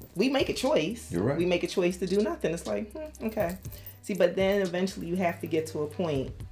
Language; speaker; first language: English; native; English